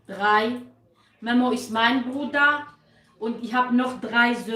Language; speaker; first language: German; non-native, fluent; Kurdish